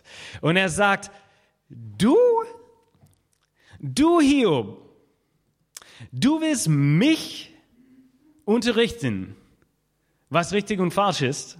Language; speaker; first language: German; non-native, fluent; English